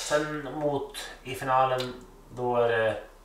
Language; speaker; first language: Swedish; native; Swedish